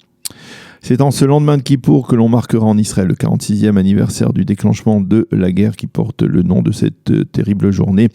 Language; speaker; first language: French; native; French